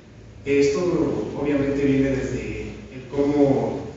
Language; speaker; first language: Spanish; native; Spanish